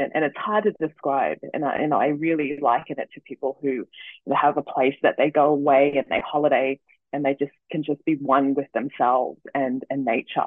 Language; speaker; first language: English; native; English